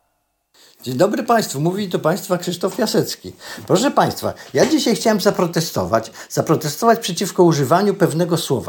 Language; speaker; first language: Polish; native; Polish